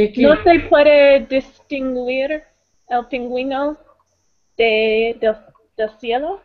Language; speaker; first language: Spanish; non-native, learner; English